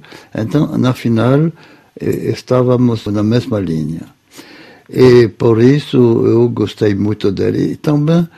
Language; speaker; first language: Portuguese; non-native, fluent; French